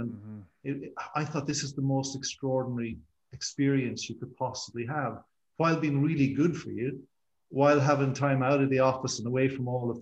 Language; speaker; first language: English; native; English